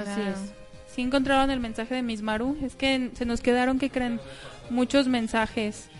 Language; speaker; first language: Spanish; native; Spanish